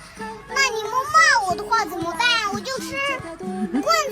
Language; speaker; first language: Chinese; non-native, local second language; Uyghur